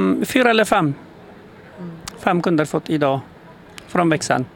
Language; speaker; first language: Swedish; non-native, learner; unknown